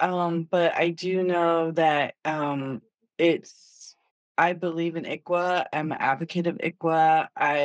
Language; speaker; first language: English; native; English